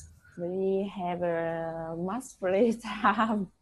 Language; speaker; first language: English; non-native, learner; Vietnamese